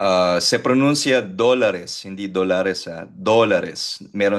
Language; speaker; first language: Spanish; non-native, fluent; Filipino